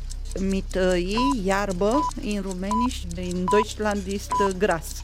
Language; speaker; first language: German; non-native, learner; Romanian